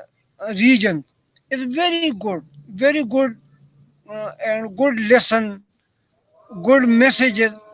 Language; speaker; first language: English; non-native, learner; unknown